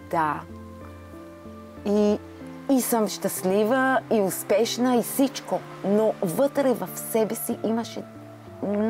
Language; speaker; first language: Bulgarian; non-native, fluent; Hebrew